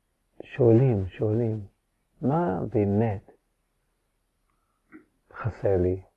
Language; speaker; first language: Hebrew; non-native, fluent; English